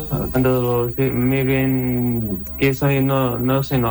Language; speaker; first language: Spanish; non-native, learner; Arabic